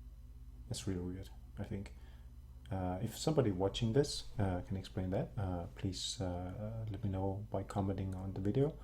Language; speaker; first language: English; non-native, fluent; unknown